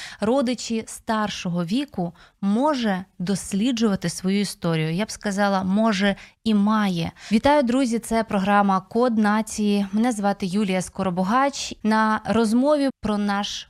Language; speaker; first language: Ukrainian; native; Ukrainian